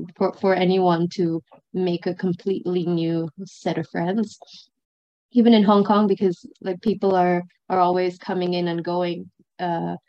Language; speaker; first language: English; non-native, fluent; Sinhala